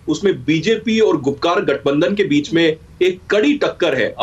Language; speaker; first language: Hindi; native; Hindi